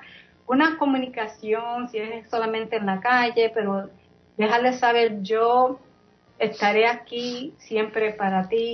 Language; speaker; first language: Spanish; early bilingual, heritage; English